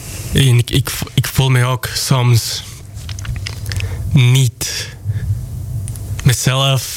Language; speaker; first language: Dutch; non-native, local second language; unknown